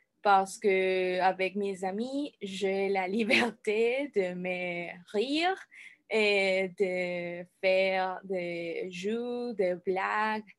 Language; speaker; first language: French; non-native, learner; Spanish